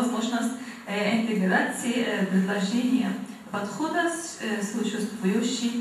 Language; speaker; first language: Russian; non-native, learner; Arabic